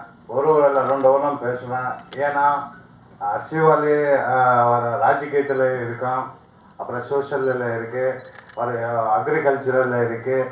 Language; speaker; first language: Tamil; non-native, learner; Kannada